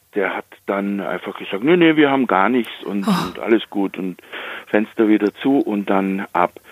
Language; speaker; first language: German; early bilingual, heritage; Slovak